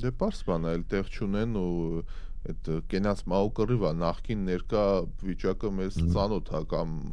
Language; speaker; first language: Armenian; native; Armenian